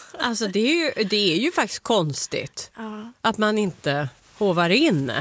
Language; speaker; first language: Swedish; native; Swedish